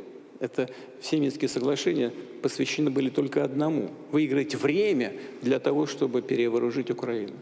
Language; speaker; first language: Russian; native; Russian